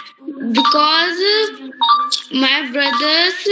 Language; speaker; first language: English; non-native, learner; Hindi